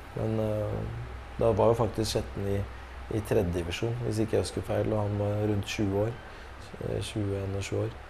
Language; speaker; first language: Norwegian; early bilingual, other home language; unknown